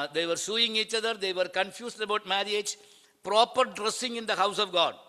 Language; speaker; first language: English; non-native, local second language; Malayalam